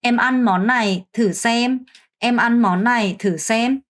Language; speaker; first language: Vietnamese; non-native, fluent; Korean